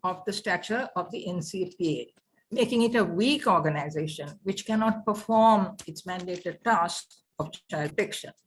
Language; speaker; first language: English; non-native, local second language; Sinhala